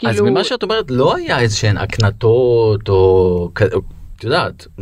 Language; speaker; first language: Hebrew; native; Hebrew